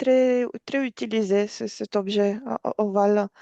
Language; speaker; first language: French; non-native, fluent; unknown